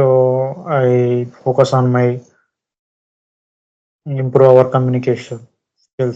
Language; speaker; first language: English; non-native, learner; Telugu